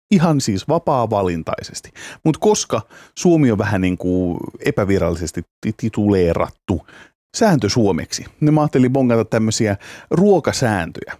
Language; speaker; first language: Finnish; native; Finnish